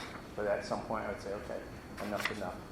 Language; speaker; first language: English; native; English